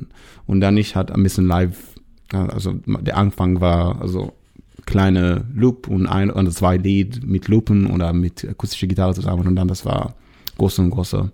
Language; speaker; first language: German; non-native, learner; Hebrew